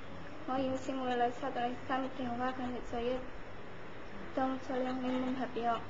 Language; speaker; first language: Cantonese; non-native, learner; Indonesian